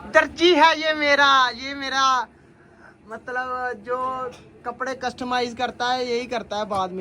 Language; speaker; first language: Hindi; non-native, local second language; Punjabi